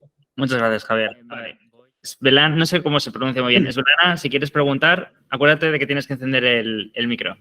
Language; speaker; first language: Spanish; native; Spanish